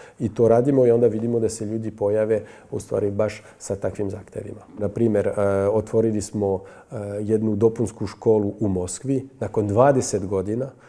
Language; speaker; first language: Bosnian; non-native, fluent; French